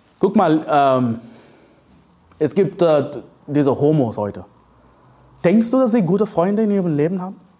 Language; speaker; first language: German; non-native, fluent; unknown